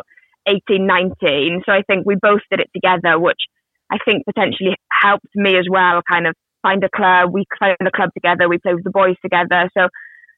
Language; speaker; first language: English; native; English